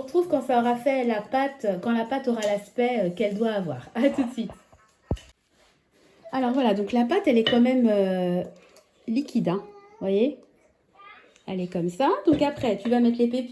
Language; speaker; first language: French; native; French